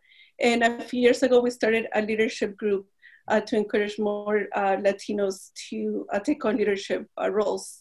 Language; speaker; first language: English; non-native, fluent; Spanish